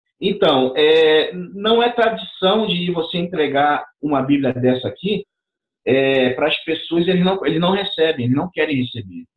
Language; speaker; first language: Portuguese; native; Portuguese